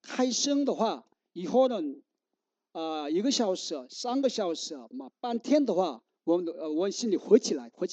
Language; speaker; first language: Chinese; non-native, learner; Korean